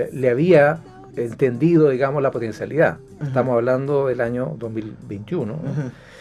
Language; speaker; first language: Spanish; native; Spanish